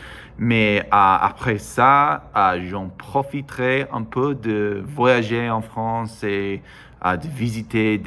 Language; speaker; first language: French; non-native, learner; English